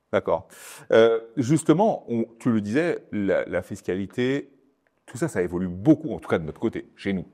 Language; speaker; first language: French; native; French